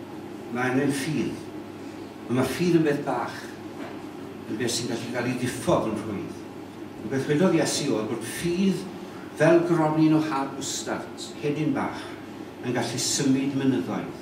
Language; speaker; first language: Welsh; native; Welsh